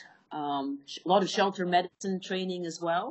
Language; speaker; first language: English; native; English